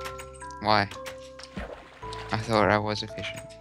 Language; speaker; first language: English; native; English